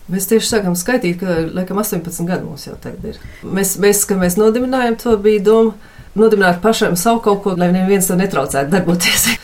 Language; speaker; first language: Latvian; early bilingual, heritage; Latvian